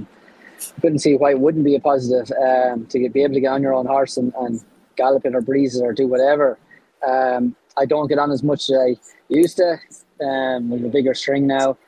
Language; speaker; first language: English; native; English